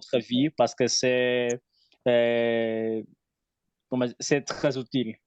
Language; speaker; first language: French; non-native, learner; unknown